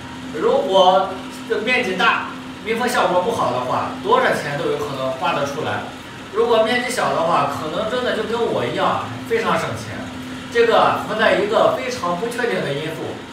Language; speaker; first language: Chinese; native; Chinese